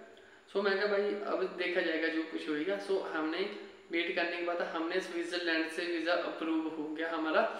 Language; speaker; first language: Hindi; non-native, local second language; Punjabi